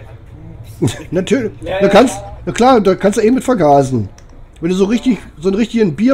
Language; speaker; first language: German; native; German